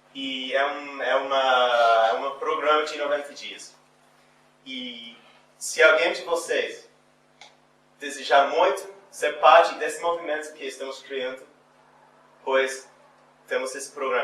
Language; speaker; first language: Portuguese; non-native, fluent; English